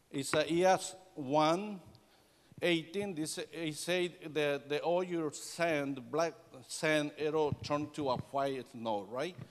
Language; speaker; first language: English; non-native, learner; Spanish